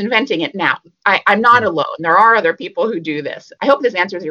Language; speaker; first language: English; native; English